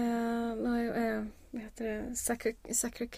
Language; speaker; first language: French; non-native, learner; Swedish